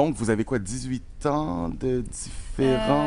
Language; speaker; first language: French; native; French